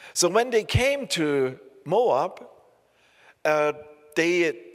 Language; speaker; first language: English; non-native, fluent; German